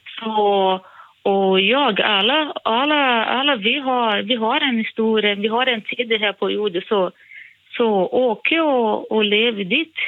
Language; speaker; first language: Swedish; non-native, fluent; Portuguese